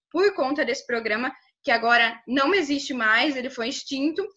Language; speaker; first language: Portuguese; native; Portuguese